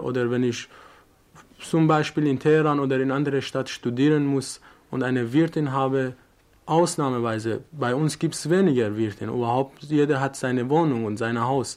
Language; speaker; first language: German; non-native, learner; Persian